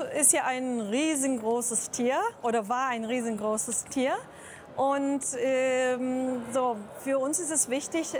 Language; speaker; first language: German; native; German